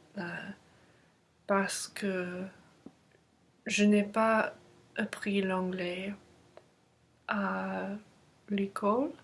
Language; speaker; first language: French; non-native, learner; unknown